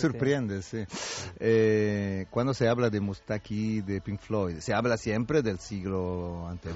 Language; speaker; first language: Spanish; non-native, fluent; Italian